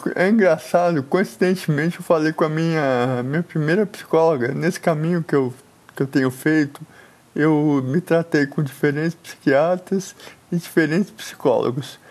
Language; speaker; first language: Portuguese; native; Portuguese